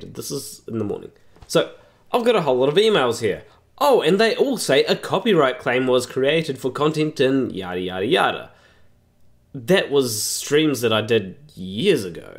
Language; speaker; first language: English; native; English